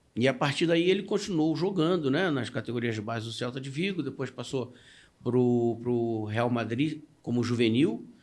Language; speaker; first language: Portuguese; native; Portuguese